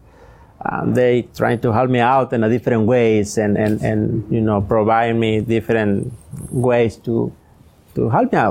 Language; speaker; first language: English; non-native, learner; Spanish